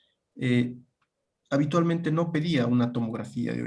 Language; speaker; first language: Spanish; native; Spanish